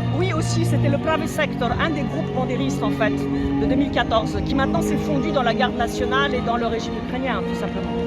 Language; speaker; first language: French; non-native, fluent; Polish